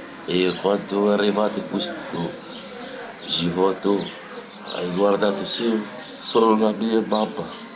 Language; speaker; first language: Italian; non-native, learner; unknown